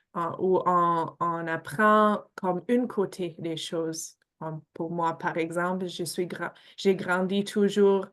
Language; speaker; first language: French; non-native, fluent; English